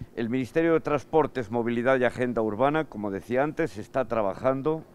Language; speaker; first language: Spanish; native; Spanish